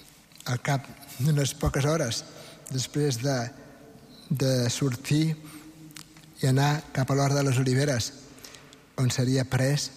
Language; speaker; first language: Catalan; native; Catalan